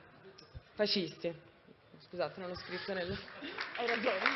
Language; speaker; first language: Italian; native; Italian